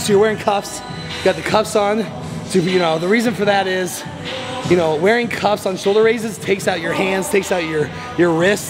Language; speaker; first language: English; native; English